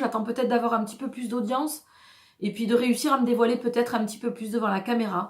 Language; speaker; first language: French; native; French